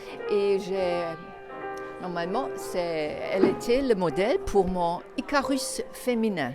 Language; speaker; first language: French; non-native, fluent; German